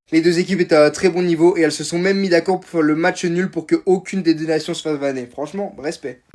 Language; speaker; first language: French; native; French